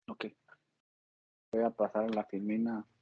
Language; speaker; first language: Spanish; native; Spanish